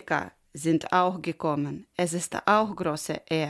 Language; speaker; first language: German; non-native, learner; Ukrainian